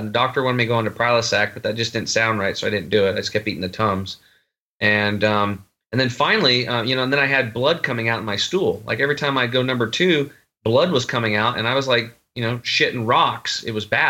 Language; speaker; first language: English; native; English